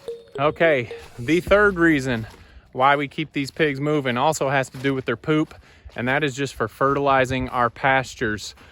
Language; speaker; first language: English; native; English